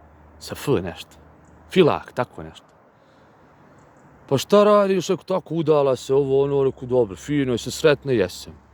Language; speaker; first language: Bosnian; native; Bosnian